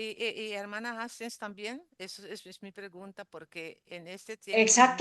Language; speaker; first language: Spanish; non-native, learner; Papiamento